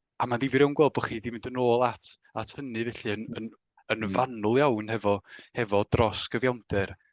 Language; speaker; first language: Welsh; native; Welsh